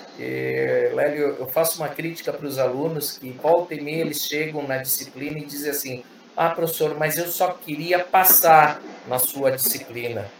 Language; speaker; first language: Portuguese; early bilingual, other home language; Spanish